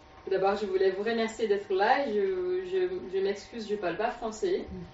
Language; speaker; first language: French; native; French